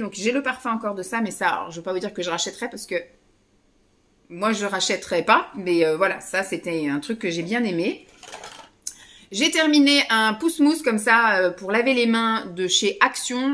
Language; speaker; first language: French; native; French